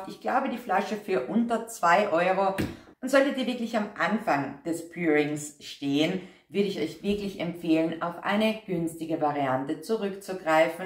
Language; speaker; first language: German; native; German